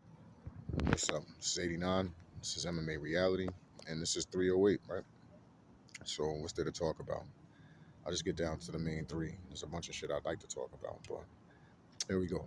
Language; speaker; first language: English; native; English